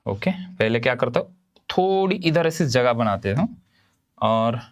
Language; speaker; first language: Hindi; non-native, local second language; Marathi